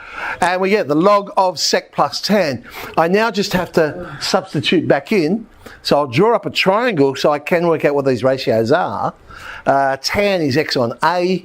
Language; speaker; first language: English; native; English